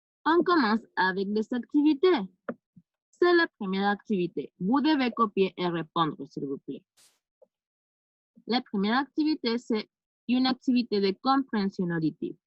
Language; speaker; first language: French; non-native, fluent; Spanish